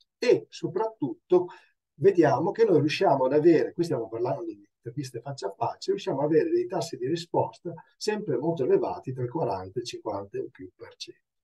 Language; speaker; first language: Italian; native; Italian